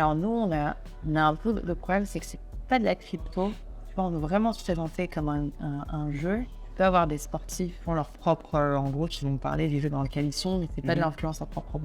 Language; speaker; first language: French; native; French